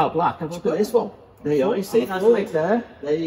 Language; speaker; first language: English; native; English